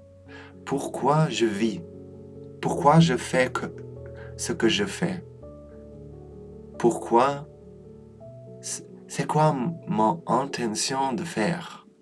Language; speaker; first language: French; non-native, learner; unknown